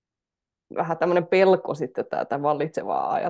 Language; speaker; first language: Finnish; native; Finnish